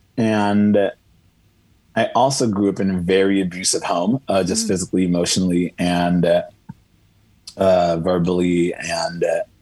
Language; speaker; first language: English; early bilingual, other home language; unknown